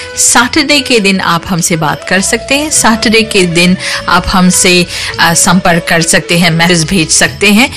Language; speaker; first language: Hindi; non-native, local second language; Morisyen